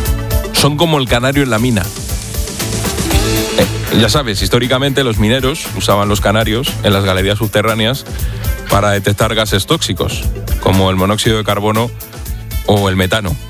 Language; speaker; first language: Spanish; native; Spanish